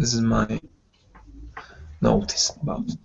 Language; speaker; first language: English; non-native, fluent; Georgian